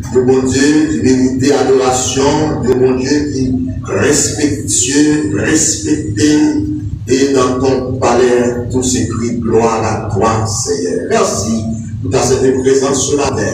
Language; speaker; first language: French; non-native, local second language; Haitian Creole